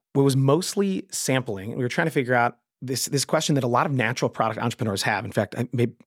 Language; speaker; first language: English; native; English